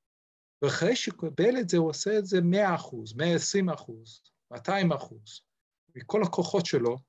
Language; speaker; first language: Hebrew; non-native, fluent; English